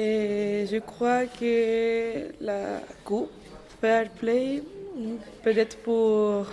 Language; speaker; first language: French; non-native, learner; Spanish